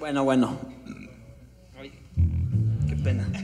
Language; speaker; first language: Spanish; native; Spanish